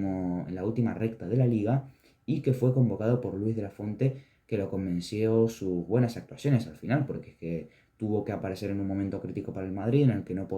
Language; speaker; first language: Spanish; native; Spanish